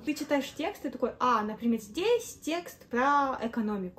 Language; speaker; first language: Russian; native; Russian